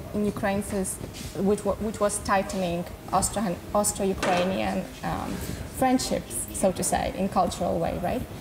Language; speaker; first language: English; non-native, fluent; Ukrainian